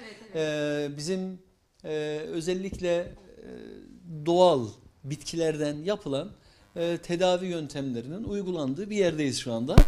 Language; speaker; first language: Turkish; native; Turkish